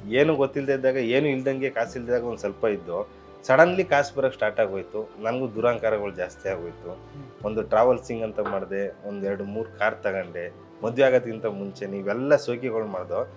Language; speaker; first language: Kannada; native; Kannada